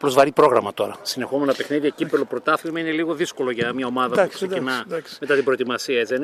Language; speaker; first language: Greek; native; Greek